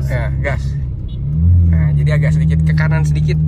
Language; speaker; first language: Indonesian; native; Indonesian